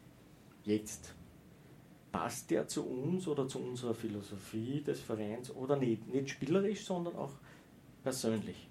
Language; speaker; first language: German; native; German